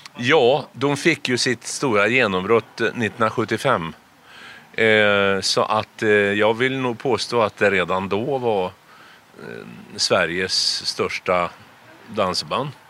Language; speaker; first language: Swedish; native; Swedish